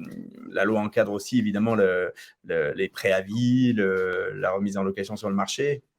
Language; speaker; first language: French; native; French